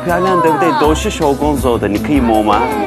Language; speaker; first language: Chinese; non-native, fluent; Turkish